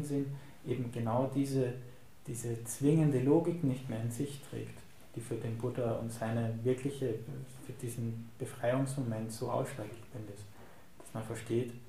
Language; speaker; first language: German; native; German